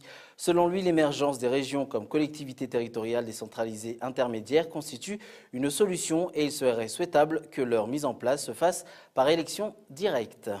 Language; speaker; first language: French; non-native, local second language; Malagasy